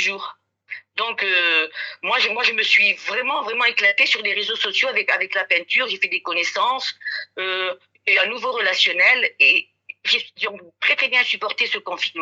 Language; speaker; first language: French; native; French